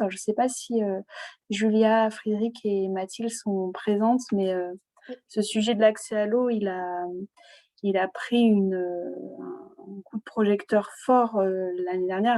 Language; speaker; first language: French; native; French